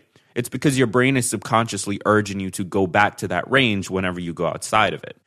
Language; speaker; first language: English; native; English